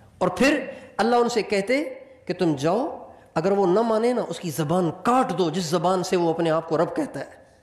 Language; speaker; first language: Urdu; non-native, local second language; Sindhi